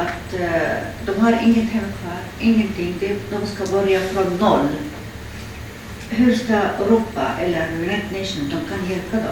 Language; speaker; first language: Swedish; early bilingual, other home language; Assyrian Neo-Aramaic